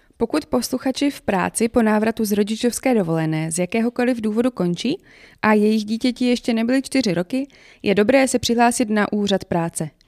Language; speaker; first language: Czech; native; Czech